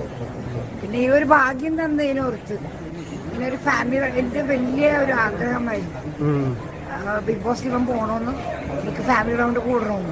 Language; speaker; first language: Malayalam; native; Malayalam